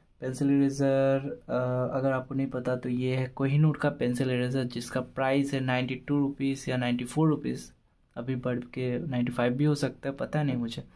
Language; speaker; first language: Hindi; non-native, local second language; Bangla